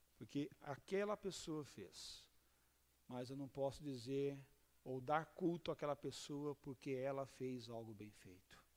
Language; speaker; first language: Portuguese; native; Portuguese